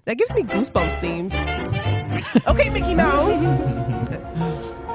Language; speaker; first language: English; native; English